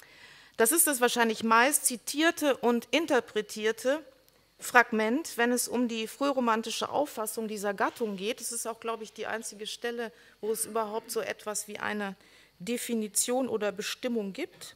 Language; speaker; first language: German; native; German